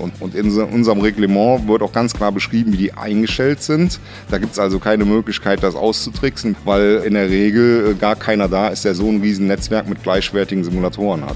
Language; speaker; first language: German; native; German